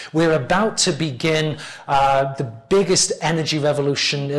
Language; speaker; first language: English; native; English